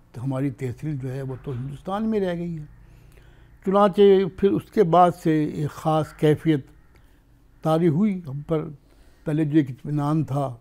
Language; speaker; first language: Hindi; native; Hindi